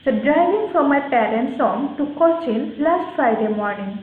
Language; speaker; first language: English; non-native, local second language; Assamese